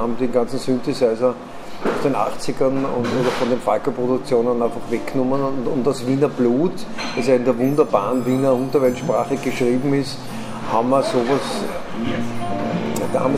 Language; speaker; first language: German; native; German